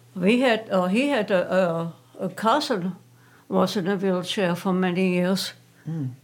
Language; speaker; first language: English; non-native, fluent; German